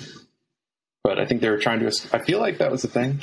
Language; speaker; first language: English; native; English